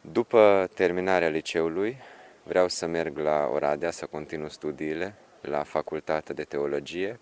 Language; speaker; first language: Romanian; early bilingual, heritage; Romanian